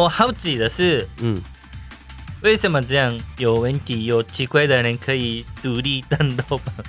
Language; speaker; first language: Chinese; non-native, learner; Japanese